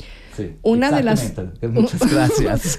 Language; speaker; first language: Spanish; non-native, learner; German